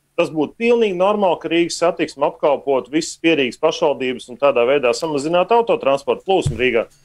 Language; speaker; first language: Latvian; native; Latvian